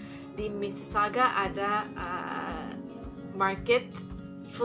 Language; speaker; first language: Indonesian; non-native, fluent; English